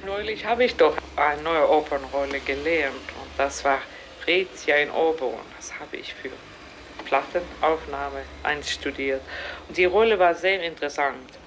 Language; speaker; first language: German; non-native, fluent; Swedish